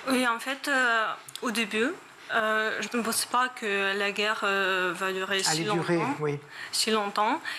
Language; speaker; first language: French; non-native, learner; Ukrainian